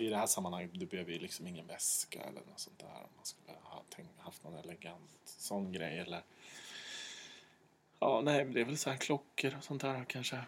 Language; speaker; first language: Swedish; native; Swedish